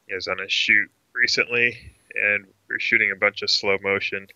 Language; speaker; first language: English; native; English